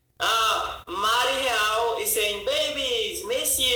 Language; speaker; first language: English; non-native, fluent; Portuguese